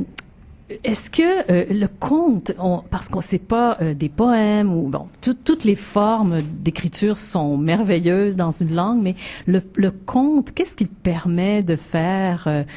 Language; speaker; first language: French; native; French